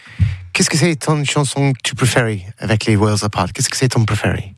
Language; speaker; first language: French; non-native, learner; English